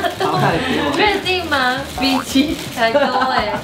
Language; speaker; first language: Chinese; non-native, fluent; Japanese